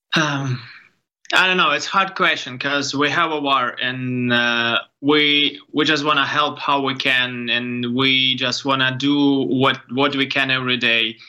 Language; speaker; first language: English; non-native, learner; Ukrainian